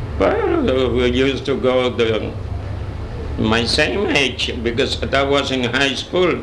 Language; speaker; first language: English; non-native, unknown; Spanish